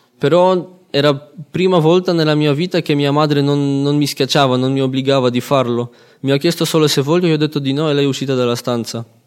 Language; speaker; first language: Italian; non-native, fluent; Polish